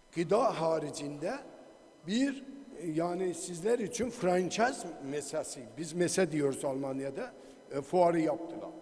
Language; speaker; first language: Turkish; non-native, fluent; Persian